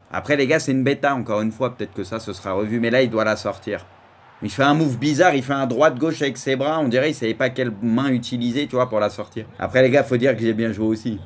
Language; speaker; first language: French; native; French